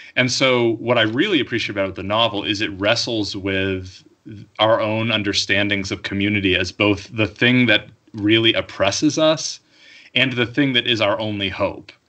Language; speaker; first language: English; native; English